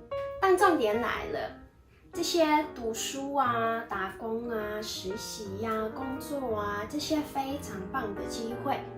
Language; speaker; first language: Chinese; non-native, fluent; Mongolian